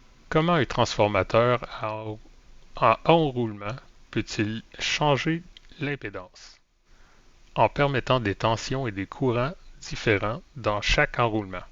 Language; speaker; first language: French; native; French